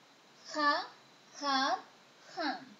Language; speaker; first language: Dutch; non-native, fluent; Indonesian